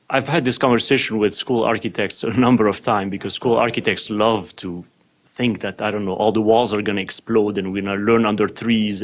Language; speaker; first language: English; non-native, fluent; French